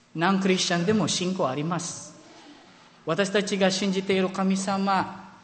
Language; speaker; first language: Japanese; non-native, fluent; Filipino